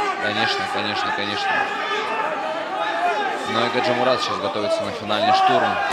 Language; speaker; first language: Russian; native; Russian